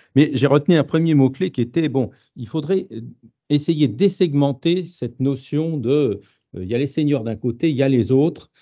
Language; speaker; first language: French; native; French